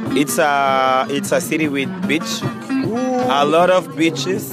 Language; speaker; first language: English; non-native, fluent; Portuguese